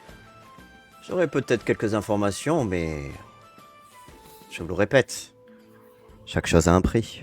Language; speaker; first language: French; native; French